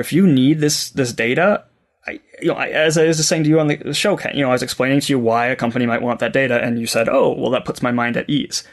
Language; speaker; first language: English; native; English